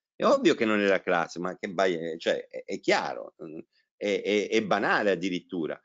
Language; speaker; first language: Italian; native; Italian